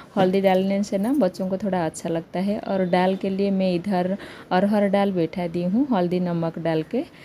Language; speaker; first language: Hindi; native; Hindi